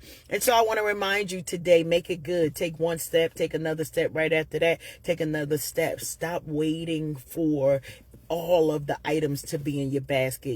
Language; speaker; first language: English; native; English